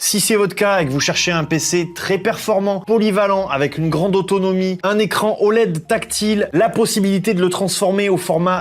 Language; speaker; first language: French; native; French